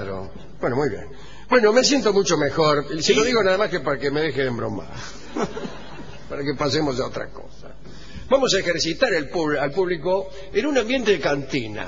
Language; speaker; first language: Spanish; native; Spanish